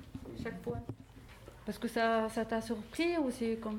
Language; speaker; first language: French; non-native, fluent; Arabic